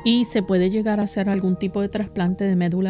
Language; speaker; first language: Spanish; native; Spanish